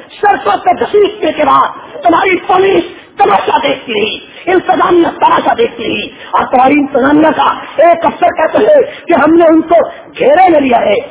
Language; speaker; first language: Urdu; non-native, local second language; Punjabi